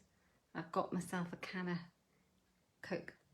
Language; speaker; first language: English; native; English